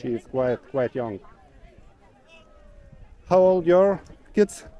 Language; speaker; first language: English; non-native, learner; Lithuanian